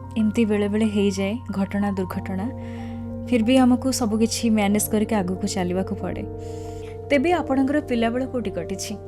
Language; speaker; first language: Odia; native; Odia